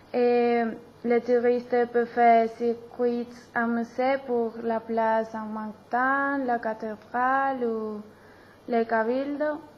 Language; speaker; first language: French; non-native, learner; Spanish